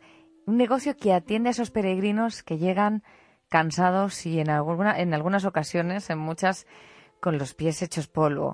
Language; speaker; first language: Spanish; native; Spanish